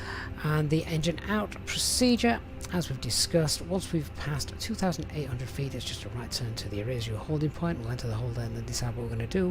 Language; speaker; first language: English; native; English